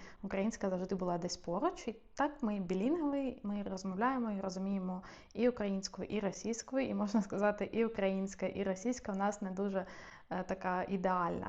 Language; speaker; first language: Ukrainian; non-native, local second language; Russian